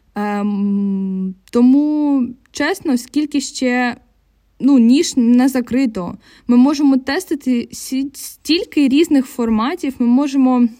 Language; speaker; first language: Ukrainian; non-native, local second language; Russian